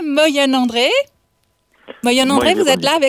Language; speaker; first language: French; native; French